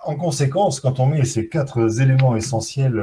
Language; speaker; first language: French; native; French